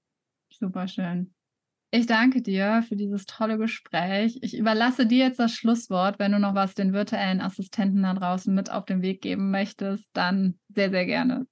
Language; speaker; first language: German; native; German